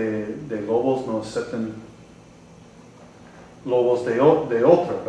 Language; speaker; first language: Spanish; non-native, learner; English